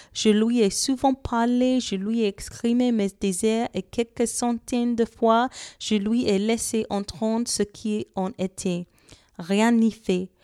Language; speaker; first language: French; non-native, fluent; English